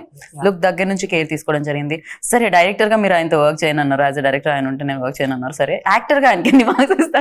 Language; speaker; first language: Telugu; native; Telugu